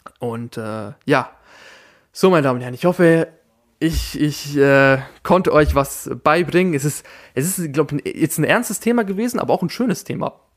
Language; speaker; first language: German; early bilingual, other home language; Albanian